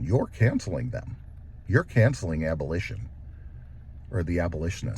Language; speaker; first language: English; native; English